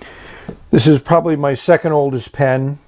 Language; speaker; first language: English; native; English